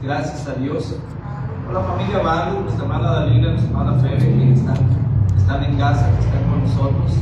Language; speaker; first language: Spanish; native; Spanish